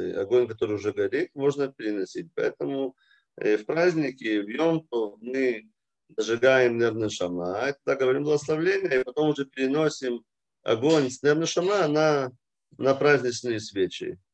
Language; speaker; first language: Russian; early bilingual, heritage; Russian